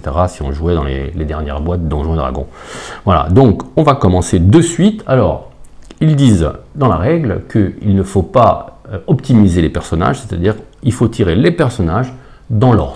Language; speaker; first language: French; native; French